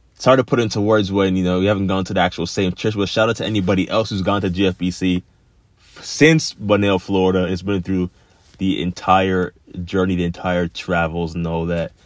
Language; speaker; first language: English; native; English